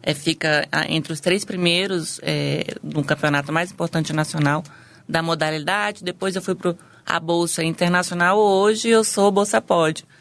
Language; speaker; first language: Portuguese; native; Portuguese